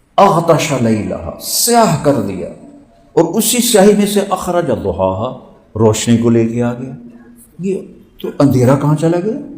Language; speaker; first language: Urdu; non-native, local second language; Punjabi